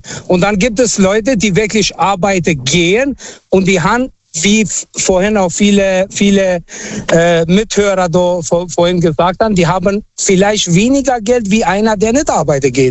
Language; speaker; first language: German; non-native, fluent; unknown